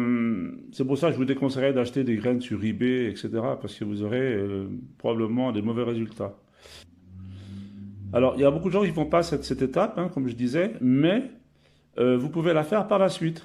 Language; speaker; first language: French; native; French